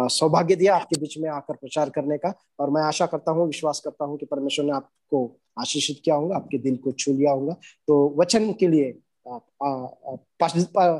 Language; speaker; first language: Hindi; non-native, local second language; Marathi